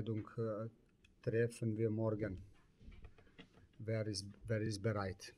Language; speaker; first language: German; non-native, learner; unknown